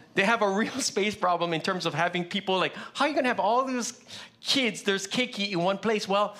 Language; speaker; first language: English; early bilingual, other home language; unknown